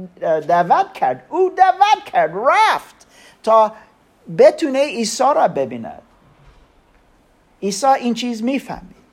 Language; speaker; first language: Persian; non-native, learner; German